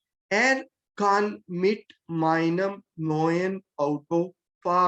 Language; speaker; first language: German; non-native, fluent; Hindi